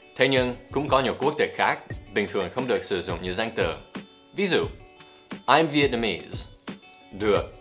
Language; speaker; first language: Vietnamese; non-native, fluent; English